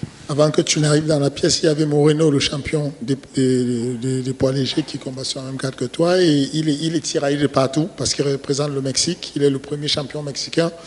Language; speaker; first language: French; native; French